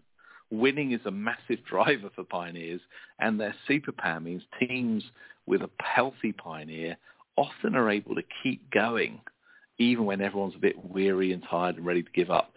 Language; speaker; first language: English; native; English